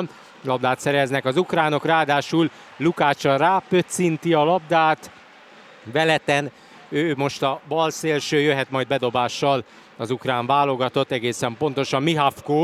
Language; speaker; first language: Hungarian; native; Hungarian